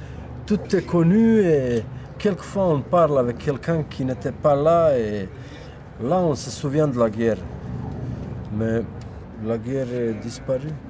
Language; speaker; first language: French; non-native, fluent; Bosnian